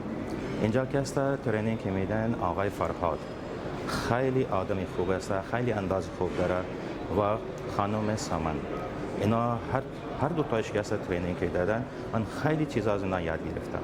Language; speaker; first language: Persian; early bilingual, heritage; Persian